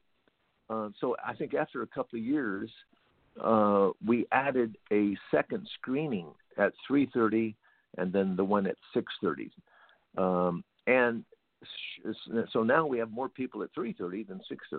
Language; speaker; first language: English; native; English